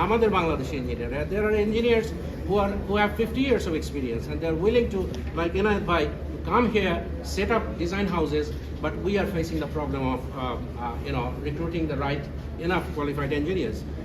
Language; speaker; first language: English; non-native, local second language; Bangla